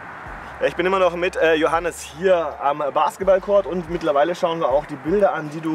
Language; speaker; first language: German; native; German